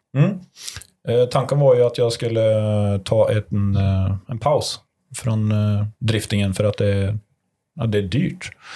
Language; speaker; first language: Swedish; native; Swedish